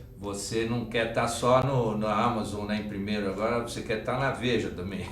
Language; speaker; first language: Portuguese; native; Portuguese